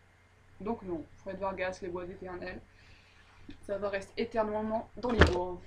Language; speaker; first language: French; native; French